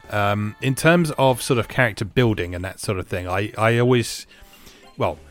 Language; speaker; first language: English; native; English